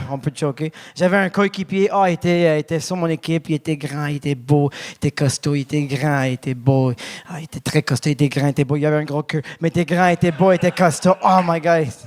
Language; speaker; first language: French; non-native, local second language; English